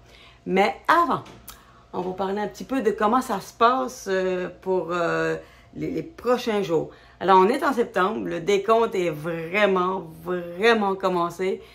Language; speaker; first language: French; native; French